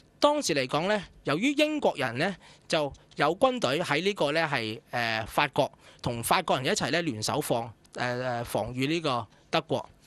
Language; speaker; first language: Cantonese; native; Cantonese